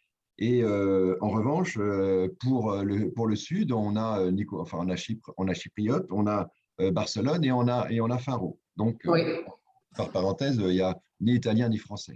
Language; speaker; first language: French; native; French